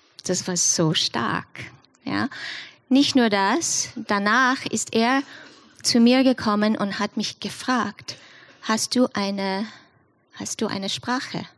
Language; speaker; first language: German; non-native, fluent; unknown